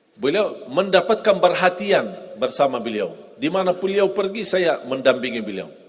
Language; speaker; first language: Indonesian; non-native, fluent; Arabic